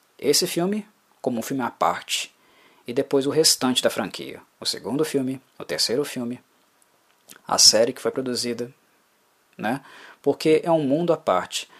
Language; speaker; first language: Portuguese; native; Portuguese